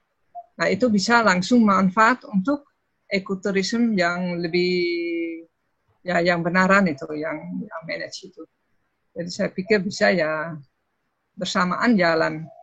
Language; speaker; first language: Indonesian; non-native, fluent; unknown